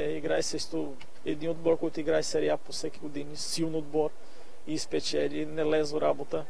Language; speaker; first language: Bulgarian; non-native, learner; Portuguese